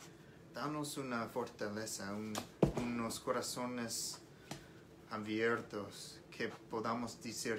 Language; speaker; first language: Spanish; non-native, learner; English